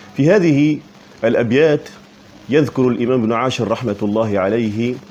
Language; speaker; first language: Arabic; native; Arabic